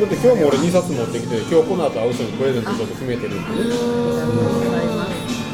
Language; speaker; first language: Japanese; native; Japanese